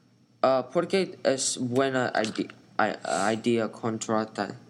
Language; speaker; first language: Spanish; non-native, learner; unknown